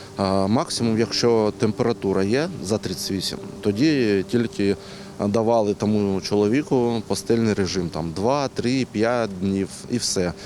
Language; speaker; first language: Ukrainian; non-native, local second language; Russian